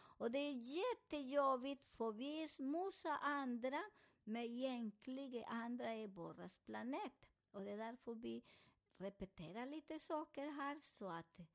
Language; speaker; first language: Swedish; non-native, fluent; Spanish